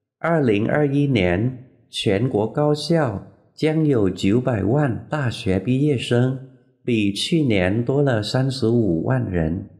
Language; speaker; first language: Chinese; non-native, fluent; Vietnamese